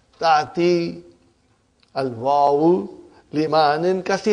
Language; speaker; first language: Arabic; non-native, fluent; English